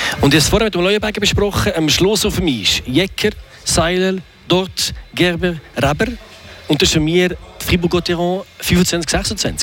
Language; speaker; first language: German; native; German